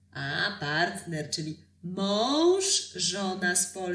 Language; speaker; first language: Polish; native; Polish